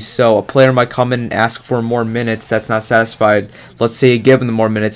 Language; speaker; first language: English; native; English